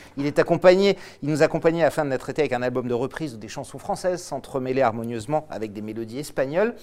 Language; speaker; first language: French; native; French